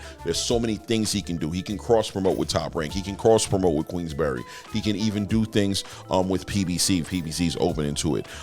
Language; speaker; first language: English; native; English